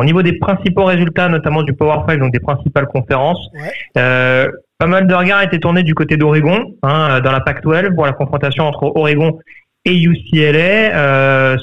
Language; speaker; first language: French; native; French